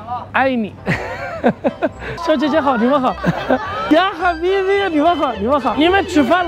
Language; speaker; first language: Chinese; non-native, fluent; Arabic